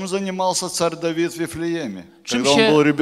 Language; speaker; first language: Polish; non-native, learner; Russian